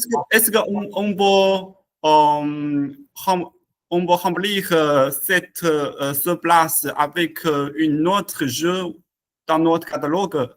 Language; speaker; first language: French; non-native, learner; Chinese